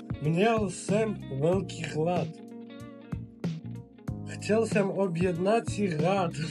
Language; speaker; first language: Czech; non-native, fluent; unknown